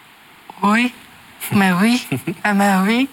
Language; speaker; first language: French; non-native, learner; Japanese